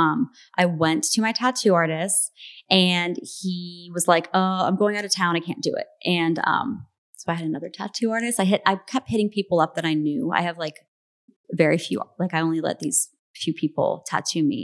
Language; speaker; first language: English; native; English